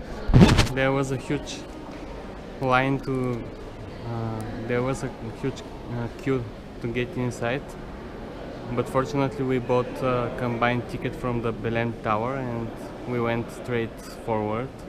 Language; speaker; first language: English; non-native, fluent; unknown